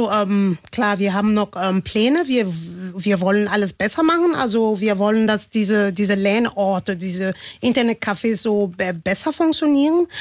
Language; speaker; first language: German; non-native, fluent; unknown